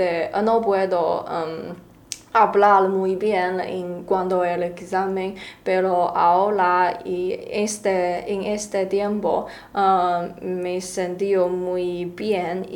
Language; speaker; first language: Spanish; non-native, learner; Chinese